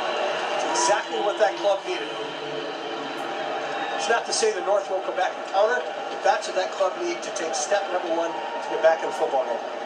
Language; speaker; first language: English; native; English